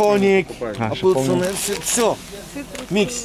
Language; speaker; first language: Russian; non-native, learner; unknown